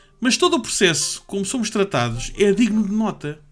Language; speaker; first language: Portuguese; native; Portuguese